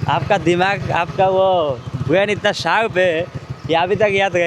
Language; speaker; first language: Hindi; non-native, learner; Bangla